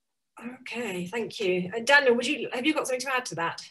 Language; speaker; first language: English; native; English